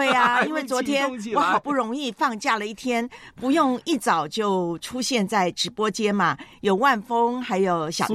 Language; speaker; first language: Chinese; native; Chinese